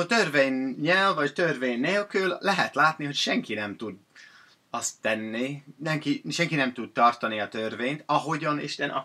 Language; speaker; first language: Hungarian; non-native, fluent; English